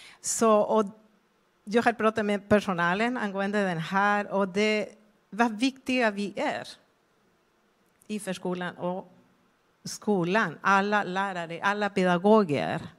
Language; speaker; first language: Swedish; non-native, fluent; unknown